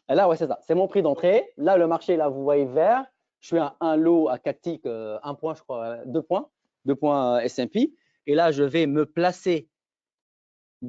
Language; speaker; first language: French; native; French